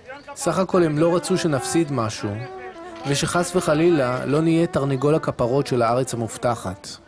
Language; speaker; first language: Hebrew; native; Hebrew